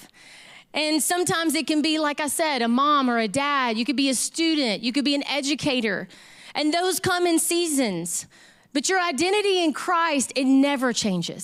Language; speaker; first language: English; native; English